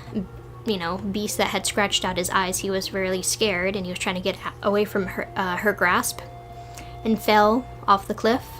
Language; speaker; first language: English; native; English